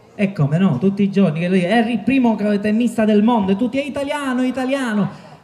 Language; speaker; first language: Italian; native; Italian